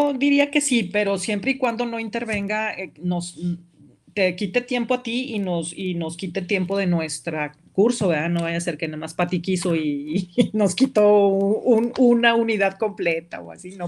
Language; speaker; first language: Spanish; native; Spanish